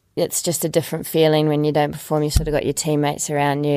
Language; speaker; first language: English; native; English